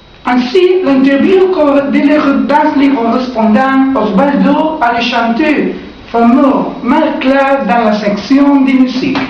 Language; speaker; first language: French; non-native, learner; Spanish